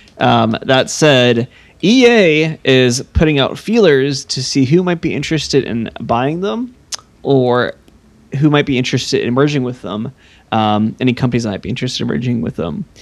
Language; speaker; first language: English; native; English